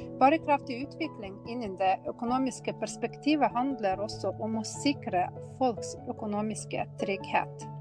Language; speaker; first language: Norwegian; non-native, fluent; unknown